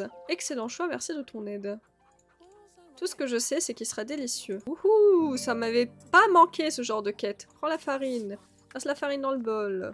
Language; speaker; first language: French; native; French